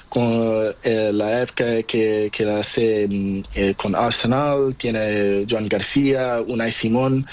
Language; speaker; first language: Spanish; non-native, local second language; Portuguese